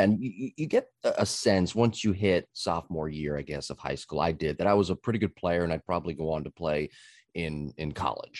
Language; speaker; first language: English; native; English